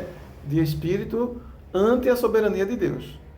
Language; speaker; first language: Portuguese; native; Portuguese